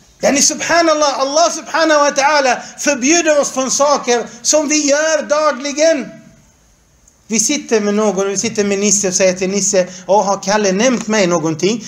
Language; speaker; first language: Swedish; non-native, fluent; Arabic